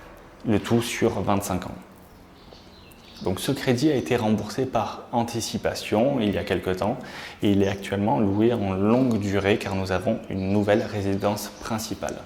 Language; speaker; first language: French; native; French